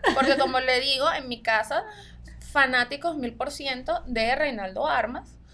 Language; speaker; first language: Spanish; native; Spanish